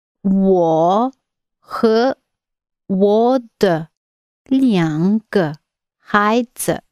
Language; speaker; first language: Chinese; non-native, learner; English